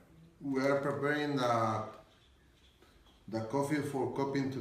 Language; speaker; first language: English; non-native, learner; Spanish